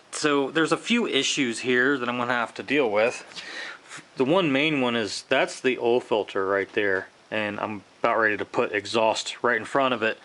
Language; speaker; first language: English; native; English